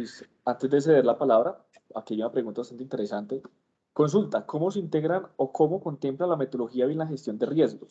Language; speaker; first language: Spanish; native; Spanish